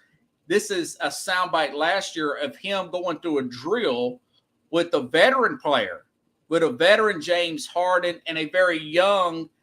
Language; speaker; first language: English; native; English